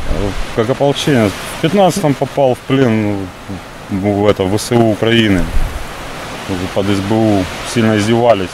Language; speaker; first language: Russian; native; Russian